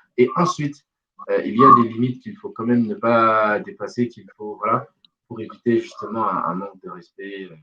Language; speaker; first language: French; non-native, local second language; Wolof